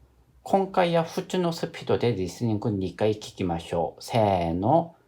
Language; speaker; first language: Japanese; non-native, fluent; Korean